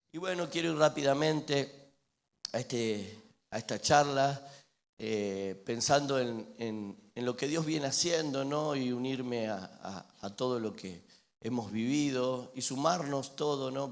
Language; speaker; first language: Spanish; native; Spanish